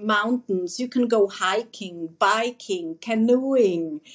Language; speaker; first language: English; non-native, fluent; German